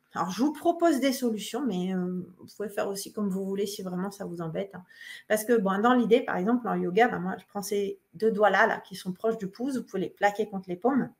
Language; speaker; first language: French; native; French